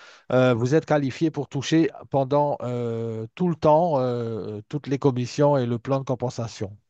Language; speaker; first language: French; native; French